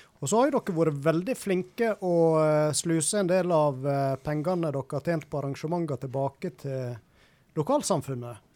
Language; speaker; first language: Norwegian; native; Norwegian